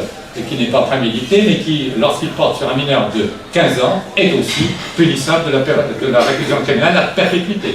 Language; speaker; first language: French; native; French